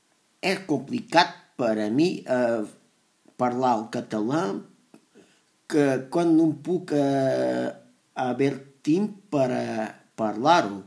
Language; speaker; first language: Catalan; non-native, learner; Spanish